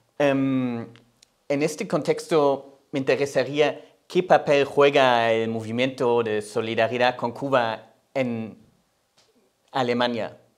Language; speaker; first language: Spanish; non-native, fluent; German